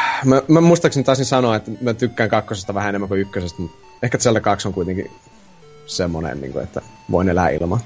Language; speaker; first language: Finnish; native; Finnish